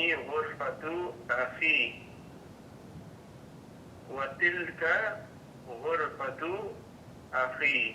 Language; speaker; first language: Arabic; non-native, learner; English